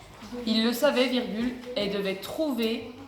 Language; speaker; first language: French; native; French